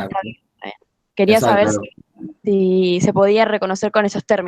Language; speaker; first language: Spanish; native; Spanish